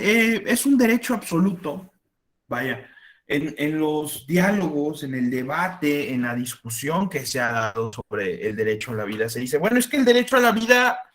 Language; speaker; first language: Spanish; native; Spanish